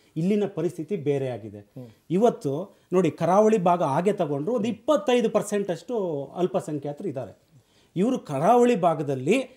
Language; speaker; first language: Kannada; native; Kannada